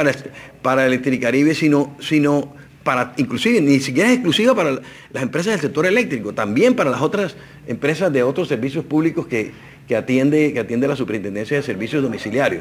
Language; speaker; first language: Spanish; native; Spanish